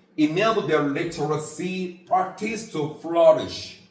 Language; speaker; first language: English; non-native, fluent; Korean